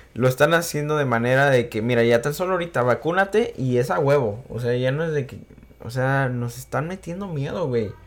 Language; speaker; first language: Spanish; early bilingual, heritage; Spanish